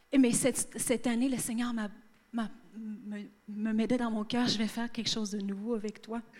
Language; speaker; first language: French; native; French